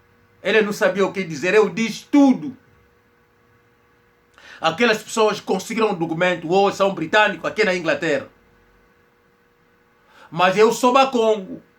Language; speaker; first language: Portuguese; non-native, local second language; Kongo